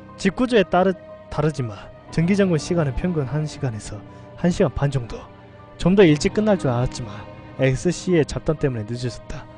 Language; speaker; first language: Korean; native; Korean